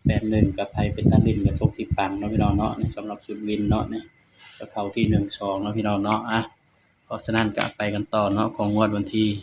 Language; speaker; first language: Thai; non-native, local second language; Northeastern Thai